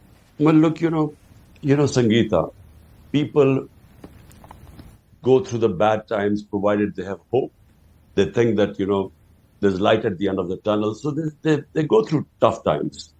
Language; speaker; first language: English; non-native, local second language; Urdu